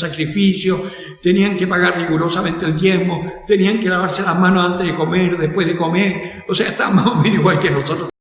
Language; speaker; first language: Spanish; native; Spanish